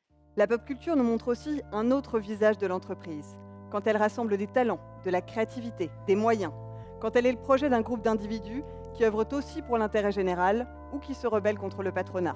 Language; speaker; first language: French; native; French